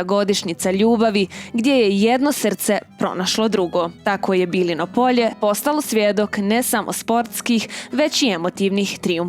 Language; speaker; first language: Bosnian; native; Bosnian